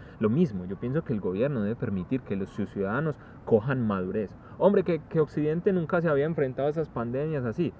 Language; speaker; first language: Spanish; native; Spanish